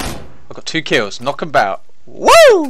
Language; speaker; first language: English; native; English